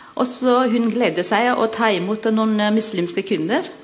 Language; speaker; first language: Norwegian; non-native, learner; Malagasy